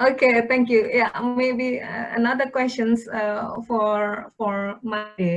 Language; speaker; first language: English; non-native, fluent; Indonesian